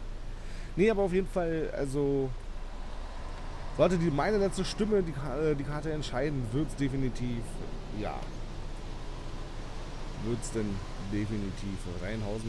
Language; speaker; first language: German; native; German